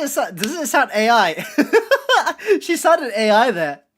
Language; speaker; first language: English; native; English